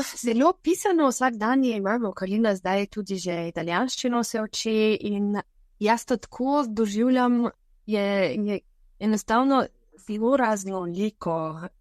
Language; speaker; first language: Slovenian; non-native, fluent; Bulgarian